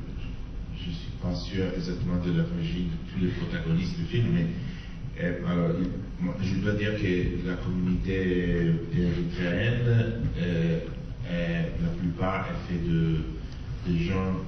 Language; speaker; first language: French; non-native, fluent; Italian